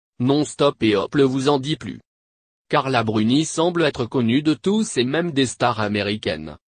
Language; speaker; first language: French; native; French